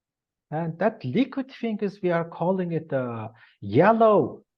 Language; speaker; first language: English; non-native, learner; Mongolian